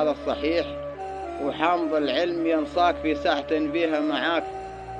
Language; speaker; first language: Arabic; native; Arabic